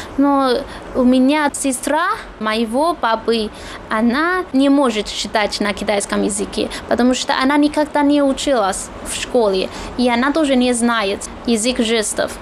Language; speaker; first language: Russian; non-native, fluent; Chinese